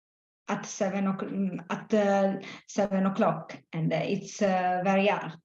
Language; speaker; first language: English; non-native, learner; Italian